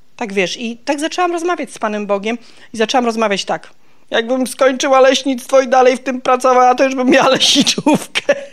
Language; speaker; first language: Polish; native; Polish